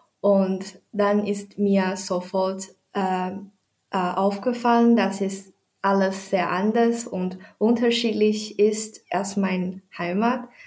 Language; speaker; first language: German; non-native, learner; Chinese